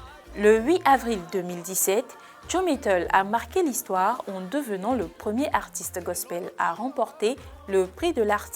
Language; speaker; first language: French; native; French